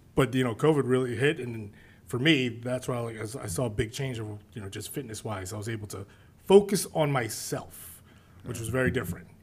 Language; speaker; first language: English; early bilingual, other home language; Filipino